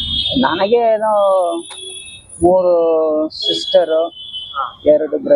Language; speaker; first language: Kannada; non-native, local second language; Tamil